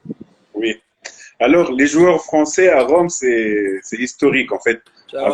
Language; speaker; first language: French; non-native, local second language; Arabic